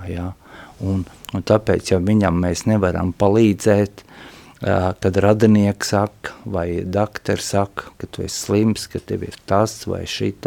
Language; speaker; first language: Latvian; non-native, local second language; Russian